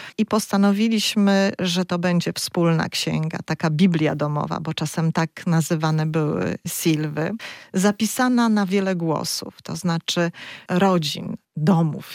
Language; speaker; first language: Polish; native; Polish